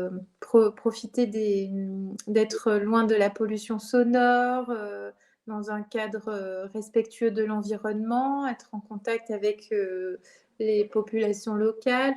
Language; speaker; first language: French; native; French